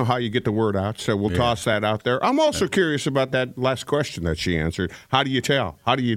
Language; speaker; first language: English; native; English